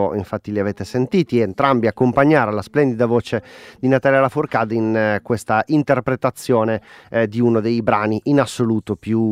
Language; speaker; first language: Italian; native; Italian